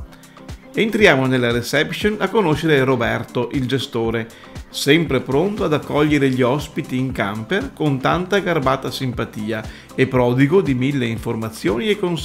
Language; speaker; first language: Italian; native; Italian